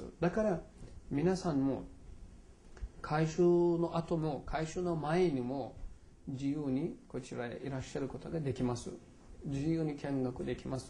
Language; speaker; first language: Japanese; non-native, fluent; Turkish